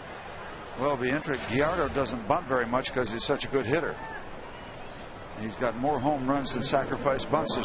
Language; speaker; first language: English; native; English